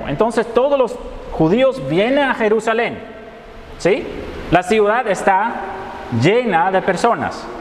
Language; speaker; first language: Spanish; non-native, fluent; Dutch